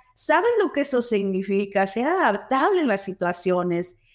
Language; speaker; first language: Spanish; native; Spanish